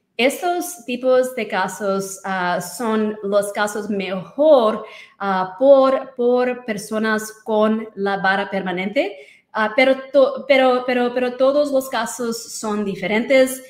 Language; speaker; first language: Spanish; non-native, learner; English